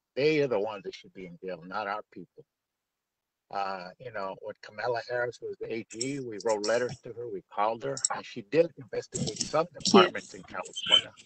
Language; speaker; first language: English; native; English